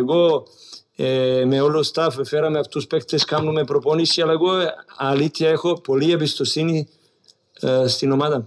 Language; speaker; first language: Greek; non-native, learner; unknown